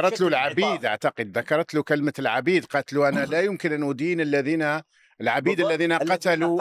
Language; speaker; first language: Arabic; native; Arabic